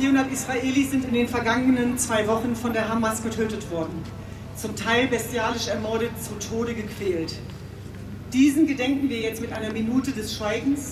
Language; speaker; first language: German; native; German